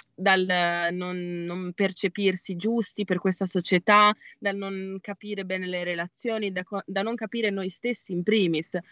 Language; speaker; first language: Italian; native; Italian